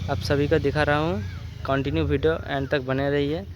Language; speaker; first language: Hindi; non-native, local second language; Bangla